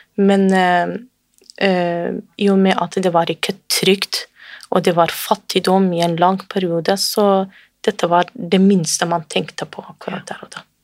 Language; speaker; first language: Norwegian; non-native, fluent; Kurdish